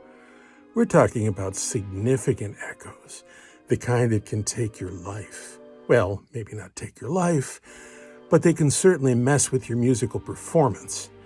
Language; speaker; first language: English; native; English